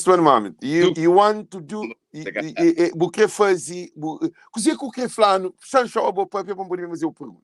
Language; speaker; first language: Portuguese; non-native, local second language; Kabuverdianu